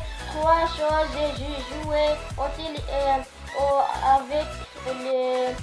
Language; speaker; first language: French; non-native, learner; Arabic